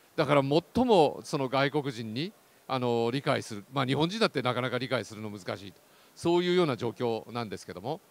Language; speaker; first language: Japanese; native; Japanese